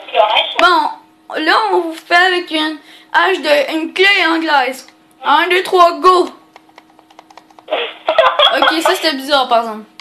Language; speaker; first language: French; native; French